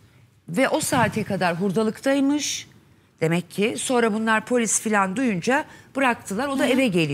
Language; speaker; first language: Turkish; native; Turkish